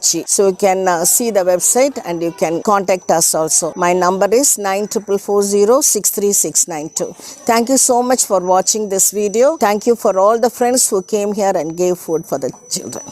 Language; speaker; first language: English; non-native, local second language; Tamil